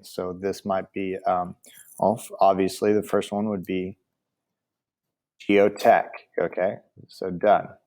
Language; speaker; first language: English; native; English